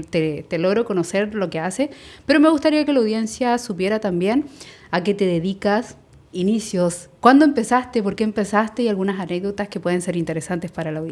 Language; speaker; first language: Spanish; native; Spanish